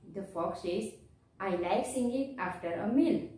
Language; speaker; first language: English; non-native, local second language; Gujarati